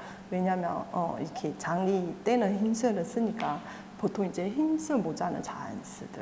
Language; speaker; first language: Korean; non-native, fluent; Chinese